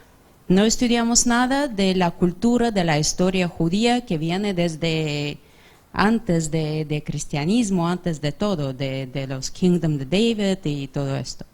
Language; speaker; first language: Spanish; non-native, fluent; English